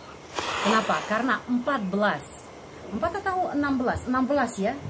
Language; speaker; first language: Indonesian; non-native, fluent; Russian